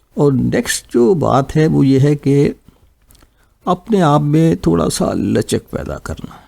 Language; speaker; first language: Urdu; non-native, local second language; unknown